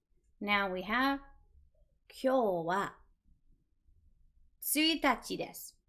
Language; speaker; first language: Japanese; non-native, fluent; English